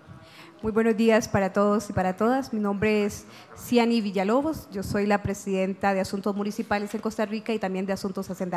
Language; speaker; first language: Spanish; native; Spanish